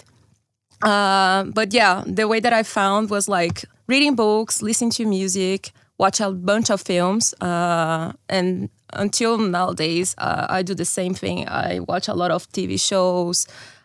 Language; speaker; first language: English; non-native, fluent; Portuguese